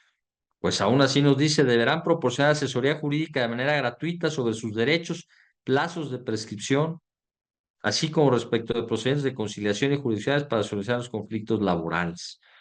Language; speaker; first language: Spanish; native; Spanish